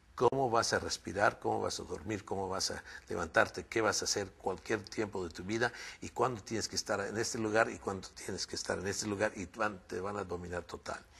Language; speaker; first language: Spanish; early bilingual, other home language; English